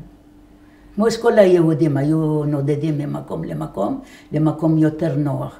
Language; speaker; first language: Hebrew; non-native, fluent; Arabic